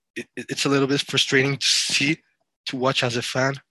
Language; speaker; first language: English; non-native, fluent; French